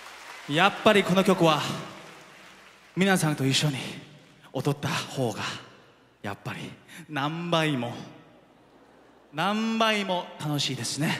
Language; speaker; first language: Japanese; non-native, fluent; Korean